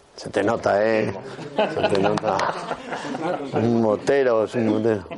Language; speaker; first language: Spanish; native; Spanish